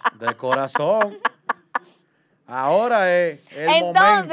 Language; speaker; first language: Spanish; native; Spanish